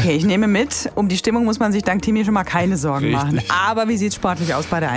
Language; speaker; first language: German; native; German